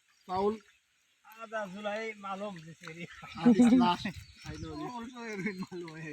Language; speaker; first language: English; non-native, learner; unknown